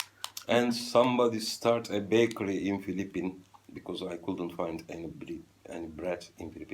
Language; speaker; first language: English; non-native, fluent; Turkish